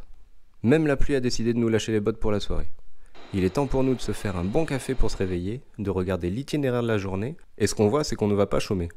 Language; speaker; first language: French; native; French